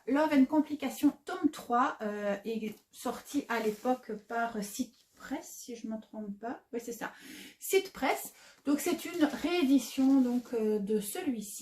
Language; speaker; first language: French; native; French